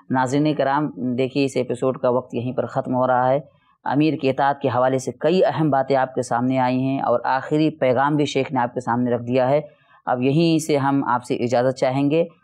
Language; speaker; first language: Urdu; native; Urdu